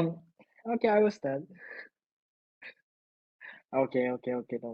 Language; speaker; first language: English; non-native, learner; Japanese